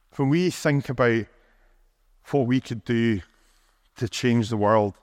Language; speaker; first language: English; native; English